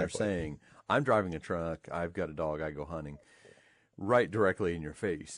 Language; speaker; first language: English; native; English